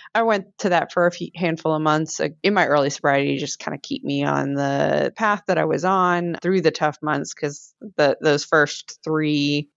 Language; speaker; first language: English; native; English